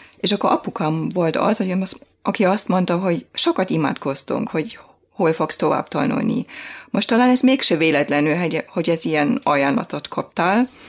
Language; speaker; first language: Hungarian; non-native, fluent; German